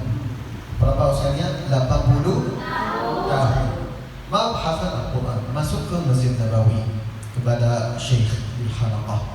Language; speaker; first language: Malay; non-native, learner; Arabic